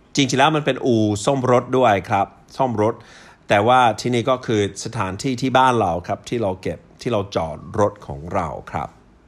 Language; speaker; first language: Thai; non-native, fluent; English